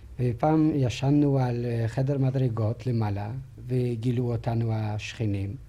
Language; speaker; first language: Hebrew; non-native, fluent; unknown